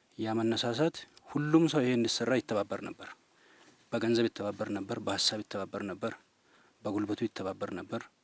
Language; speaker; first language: Amharic; non-native, local second language; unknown